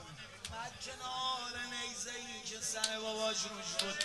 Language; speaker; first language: Persian; native; Persian